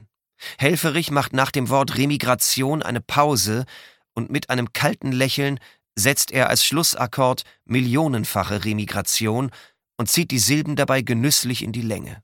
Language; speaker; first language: German; native; German